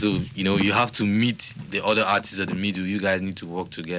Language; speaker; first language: English; non-native, local second language; Igbo